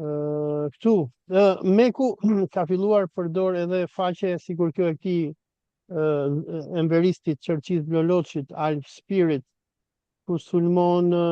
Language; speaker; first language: Albanian; native; Albanian